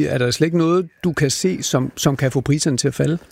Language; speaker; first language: Danish; native; Danish